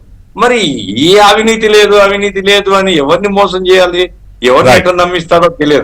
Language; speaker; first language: Telugu; native; Telugu